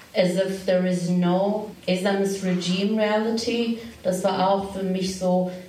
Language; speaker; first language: German; non-native, fluent; Turkish